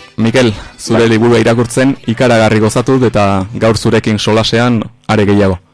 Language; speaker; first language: Basque; native; Basque